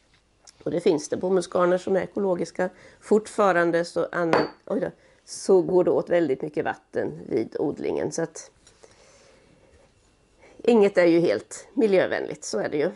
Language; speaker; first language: Swedish; native; Swedish